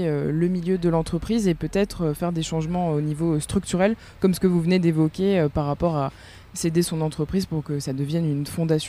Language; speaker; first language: French; native; French